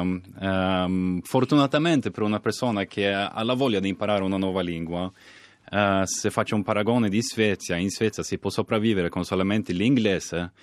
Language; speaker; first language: Italian; non-native, fluent; Swedish